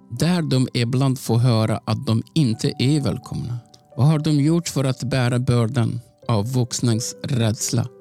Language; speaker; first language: Swedish; non-native, fluent; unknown